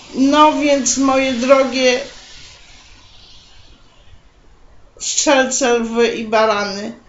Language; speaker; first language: Polish; native; Polish